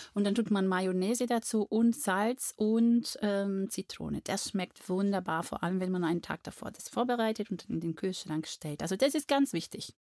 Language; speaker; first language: German; non-native, fluent; Portuguese